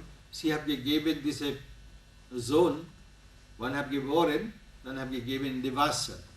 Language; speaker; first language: German; non-native, learner; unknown